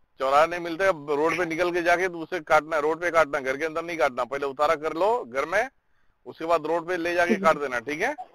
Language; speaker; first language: Hindi; native; Hindi